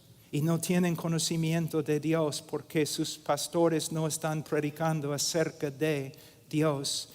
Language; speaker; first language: Spanish; non-native, fluent; English